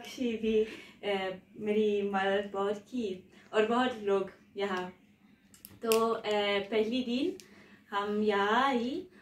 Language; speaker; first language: Hindi; non-native, learner; Italian